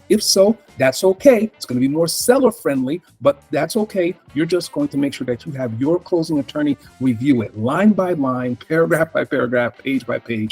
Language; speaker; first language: English; native; English